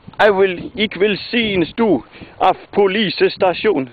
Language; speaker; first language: German; non-native, learner; Danish